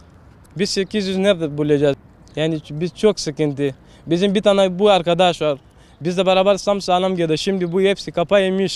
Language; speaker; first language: Turkish; non-native, learner; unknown